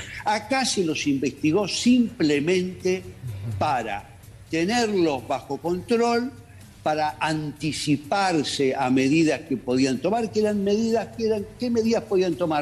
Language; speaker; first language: Spanish; native; Spanish